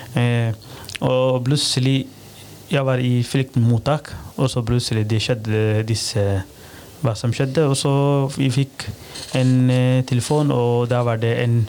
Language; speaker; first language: Norwegian; non-native, fluent; Somali